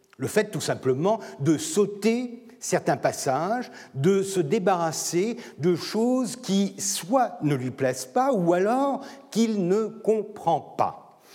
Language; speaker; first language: French; non-native, fluent; Turkish